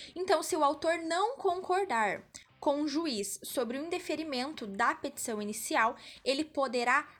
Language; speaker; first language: Portuguese; native; Portuguese